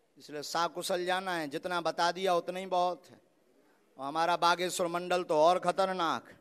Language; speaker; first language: Hindi; native; Hindi